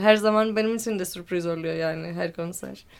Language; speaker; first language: Turkish; non-native, fluent; Greek